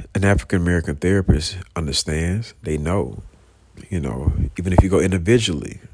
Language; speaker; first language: English; native; English